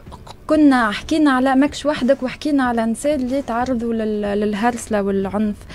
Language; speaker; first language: Arabic; native; Arabic